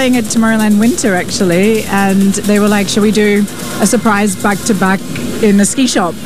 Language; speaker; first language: English; native; English